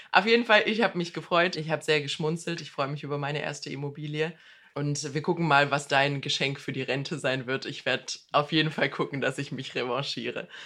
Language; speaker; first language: German; native; German